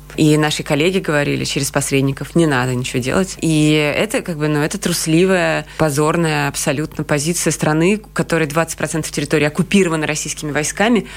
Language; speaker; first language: Russian; native; Russian